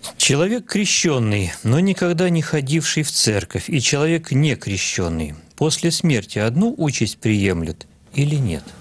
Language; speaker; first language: Russian; native; Russian